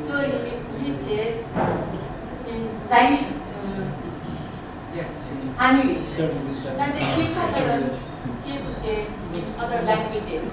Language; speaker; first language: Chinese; non-native, learner; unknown